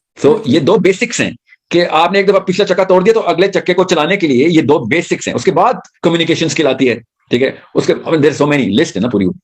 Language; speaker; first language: Urdu; native; Urdu